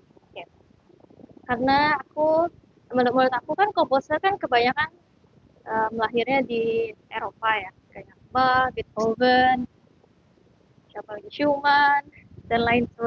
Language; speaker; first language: Indonesian; native; Indonesian